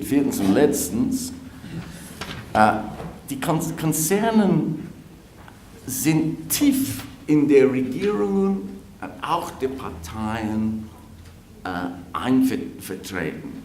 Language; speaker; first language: German; non-native, fluent; English